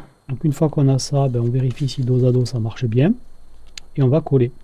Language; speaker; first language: French; native; French